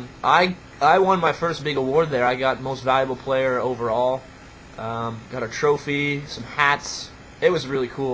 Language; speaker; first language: English; native; English